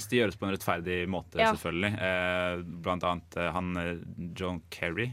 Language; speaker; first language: Norwegian; native; Norwegian